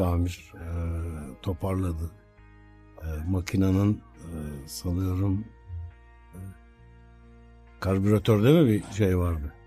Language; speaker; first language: Turkish; native; Turkish